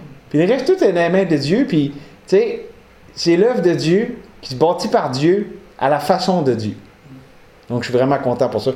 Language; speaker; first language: French; native; French